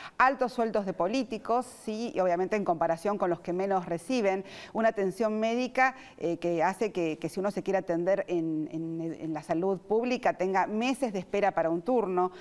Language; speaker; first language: Spanish; native; Spanish